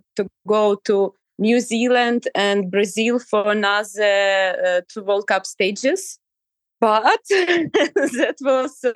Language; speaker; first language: English; non-native, fluent; Ukrainian